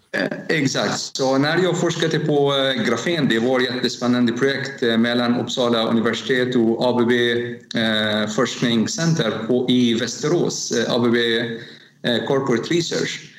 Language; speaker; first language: Swedish; non-native, learner; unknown